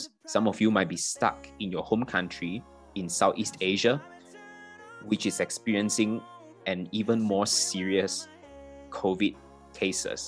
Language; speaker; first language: English; non-native, local second language; Chinese